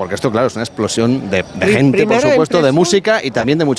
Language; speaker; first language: Spanish; native; Spanish